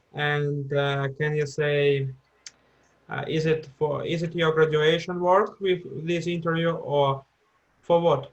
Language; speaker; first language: English; non-native, fluent; Russian